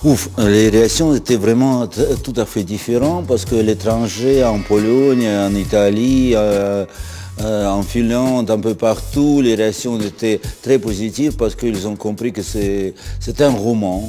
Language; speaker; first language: French; non-native, fluent; Russian